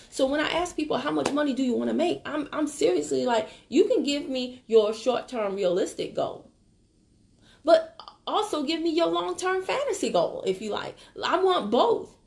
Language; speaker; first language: English; native; English